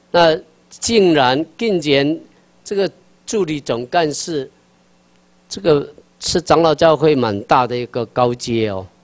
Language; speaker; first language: Chinese; non-native, local second language; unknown